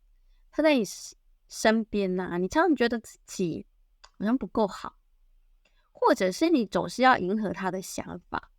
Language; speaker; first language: Chinese; native; Chinese